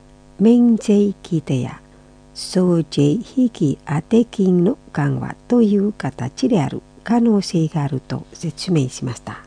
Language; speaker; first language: Japanese; non-native, fluent; Indonesian